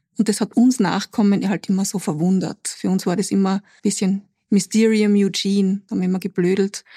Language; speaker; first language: German; native; German